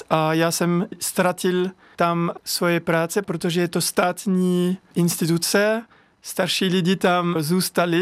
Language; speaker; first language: Czech; non-native, fluent; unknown